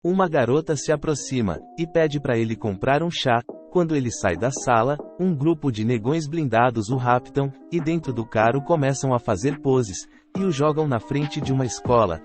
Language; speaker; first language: Portuguese; native; Portuguese